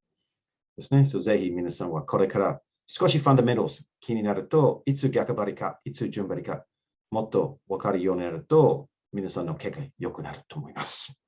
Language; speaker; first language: Japanese; non-native, learner; English